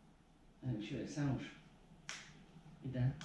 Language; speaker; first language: Turkish; native; Turkish